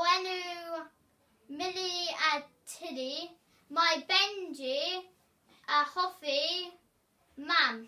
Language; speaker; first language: Welsh; non-native, learner; English